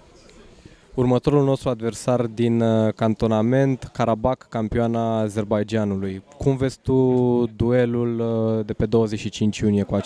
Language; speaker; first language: Romanian; native; Romanian